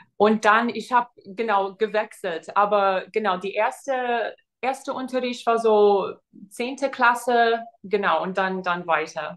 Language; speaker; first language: German; non-native, fluent; English